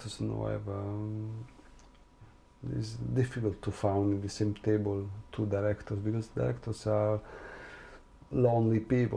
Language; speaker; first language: English; non-native, learner; Italian